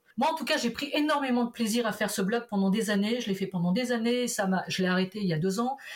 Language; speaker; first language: French; early bilingual, other home language; Portuguese